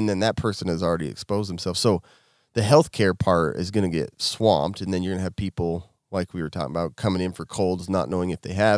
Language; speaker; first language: English; native; English